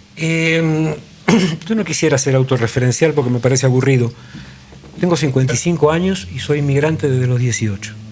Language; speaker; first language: Spanish; native; Spanish